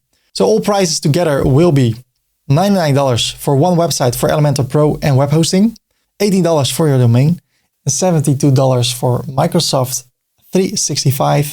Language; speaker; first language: English; non-native, fluent; Dutch